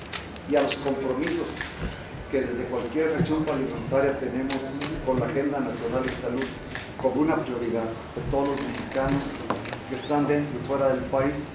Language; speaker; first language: Spanish; native; Spanish